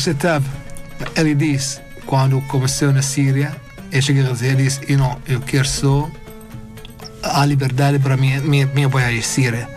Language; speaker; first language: Portuguese; non-native, learner; Arabic